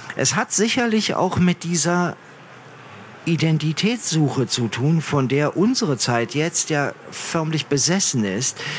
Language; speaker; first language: German; early bilingual, other home language; Arabic